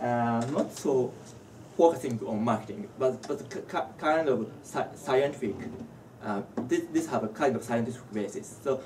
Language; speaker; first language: English; non-native, learner; Japanese